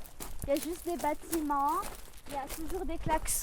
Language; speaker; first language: French; non-native, local second language; Arabic